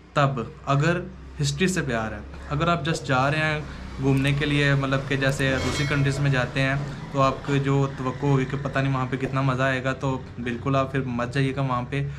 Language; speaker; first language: Urdu; non-native, local second language; Punjabi